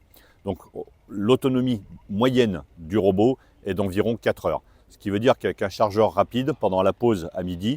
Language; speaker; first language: French; native; French